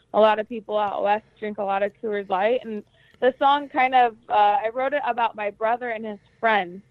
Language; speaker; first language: English; native; English